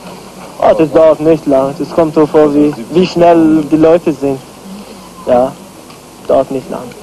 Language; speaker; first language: German; non-native, learner; Albanian